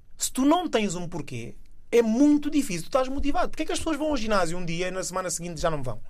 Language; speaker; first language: Portuguese; early bilingual, other home language; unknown